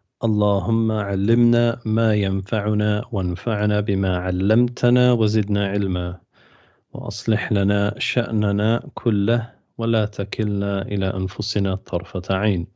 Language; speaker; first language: Arabic; non-native, fluent; English